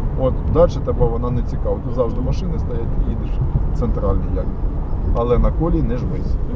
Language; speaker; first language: Ukrainian; non-native, local second language; Russian